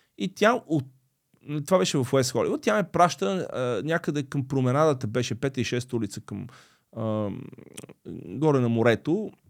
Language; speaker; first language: Bulgarian; early bilingual, other home language; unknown